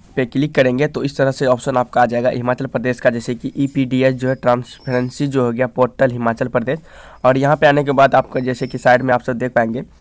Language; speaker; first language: Hindi; native; Hindi